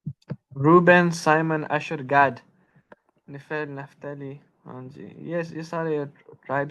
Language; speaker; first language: Hindi; non-native, learner; Urdu